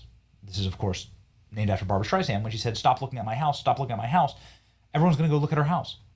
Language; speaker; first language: English; native; English